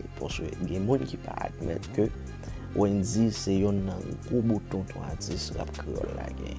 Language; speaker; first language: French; non-native, local second language; Haitian Creole